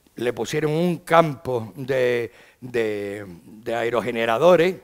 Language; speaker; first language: Spanish; native; Spanish